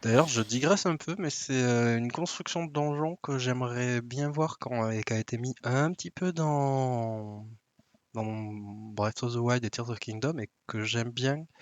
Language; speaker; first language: French; native; French